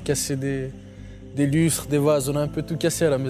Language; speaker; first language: French; native; French